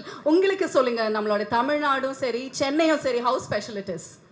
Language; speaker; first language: Tamil; native; Tamil